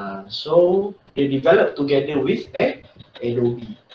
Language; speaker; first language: English; non-native, local second language; Malay